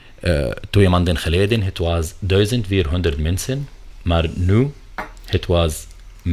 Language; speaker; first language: Dutch; non-native, learner; Arabic